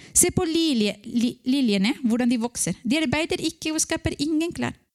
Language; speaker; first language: Norwegian; non-native, fluent; Spanish